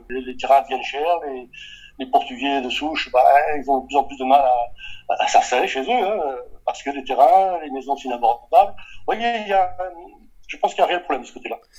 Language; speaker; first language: French; early bilingual, other home language; Portuguese